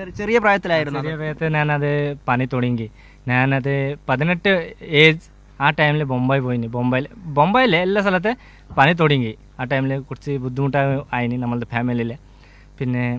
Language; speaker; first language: Malayalam; non-native, local second language; Bangla